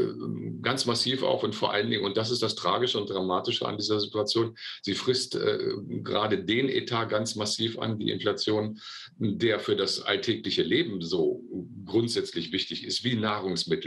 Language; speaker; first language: German; native; German